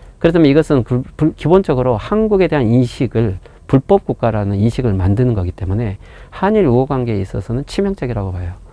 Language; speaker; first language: Korean; native; Korean